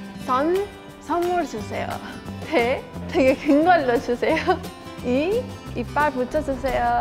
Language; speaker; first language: Korean; non-native, fluent; Persian